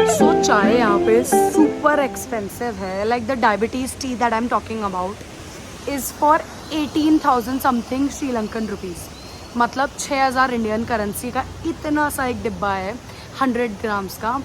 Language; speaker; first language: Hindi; native; Hindi